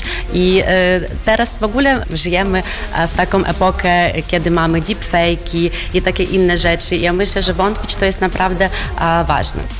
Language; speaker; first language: Polish; non-native, fluent; Ukrainian